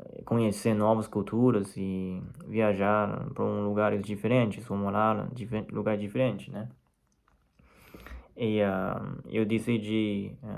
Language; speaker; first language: Portuguese; non-native, fluent; Chinese